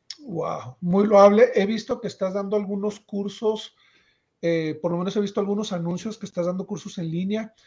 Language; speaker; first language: Spanish; native; Spanish